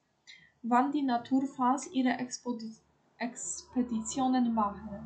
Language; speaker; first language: German; non-native, fluent; Polish